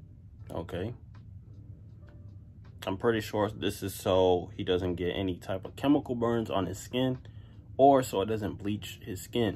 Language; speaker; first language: English; native; English